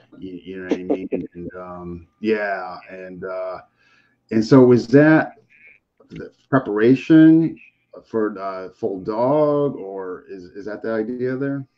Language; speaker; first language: English; native; English